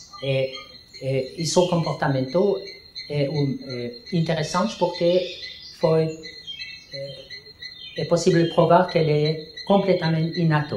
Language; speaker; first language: Portuguese; non-native, learner; French